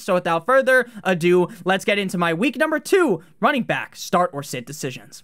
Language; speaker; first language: English; native; English